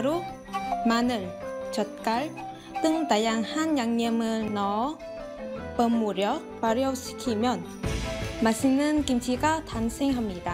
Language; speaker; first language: Korean; non-native, fluent; Vietnamese